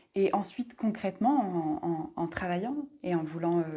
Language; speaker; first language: French; native; French